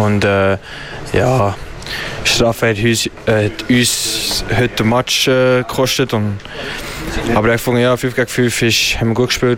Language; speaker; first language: German; non-native, learner; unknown